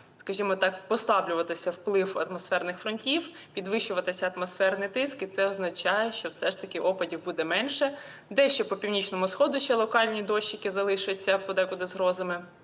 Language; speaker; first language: Ukrainian; native; Ukrainian